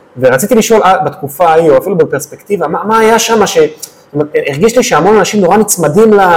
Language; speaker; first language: Hebrew; native; Hebrew